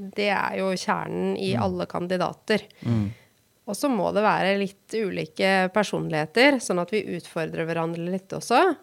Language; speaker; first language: Norwegian; native; Norwegian